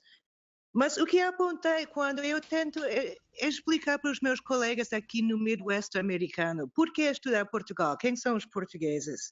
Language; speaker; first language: Portuguese; non-native, fluent; English